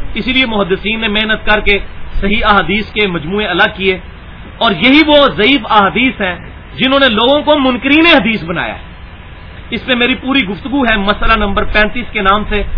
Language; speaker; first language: Urdu; non-native, local second language; Punjabi